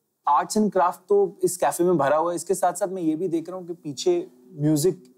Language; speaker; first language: Hindi; native; Hindi